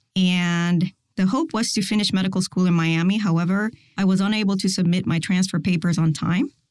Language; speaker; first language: English; non-native, fluent; Spanish